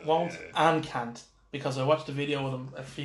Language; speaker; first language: English; native; English